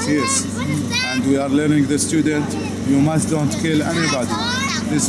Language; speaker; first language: English; non-native, learner; Arabic